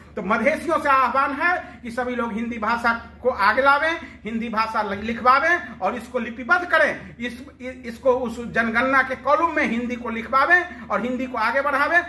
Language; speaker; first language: Hindi; native; Hindi